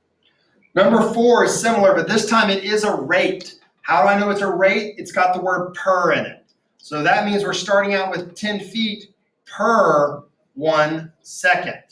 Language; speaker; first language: English; native; English